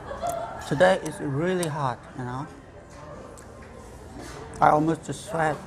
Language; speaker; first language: English; non-native, fluent; Korean